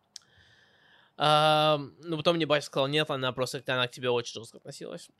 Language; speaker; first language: Russian; early bilingual, heritage; Russian